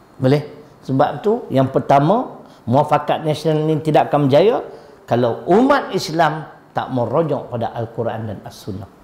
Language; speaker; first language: Malay; native; Malay